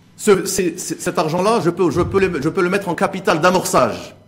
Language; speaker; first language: French; non-native, local second language; Arabic